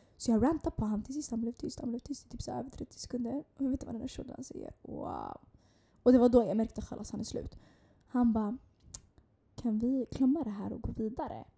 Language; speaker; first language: Swedish; early bilingual, other home language; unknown